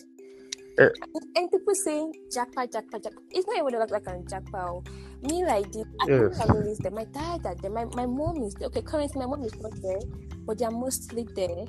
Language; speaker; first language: English; non-native, local second language; Ibibio